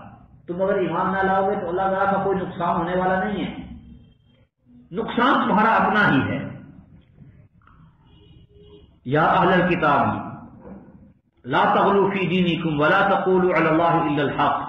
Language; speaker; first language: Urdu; native; Urdu